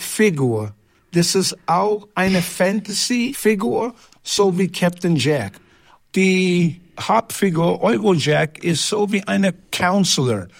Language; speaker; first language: German; non-native, fluent; English